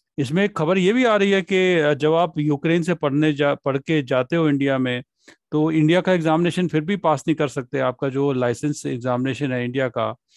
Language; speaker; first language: Hindi; non-native, local second language; Punjabi